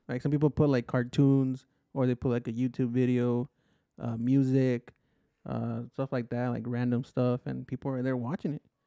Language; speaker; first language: English; early bilingual, other home language; Spanish